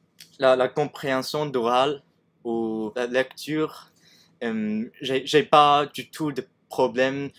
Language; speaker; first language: French; non-native, learner; Cantonese